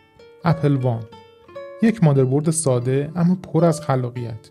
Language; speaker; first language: Persian; native; Persian